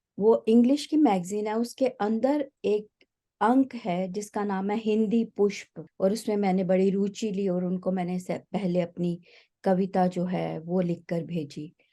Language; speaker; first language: Hindi; native; Hindi